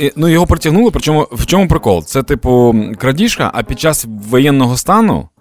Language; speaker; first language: Ukrainian; non-native, local second language; Russian